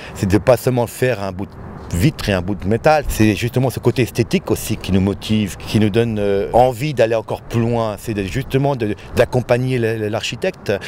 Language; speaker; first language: French; native; French